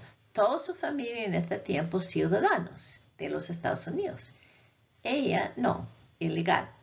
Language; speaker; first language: Spanish; non-native, fluent; English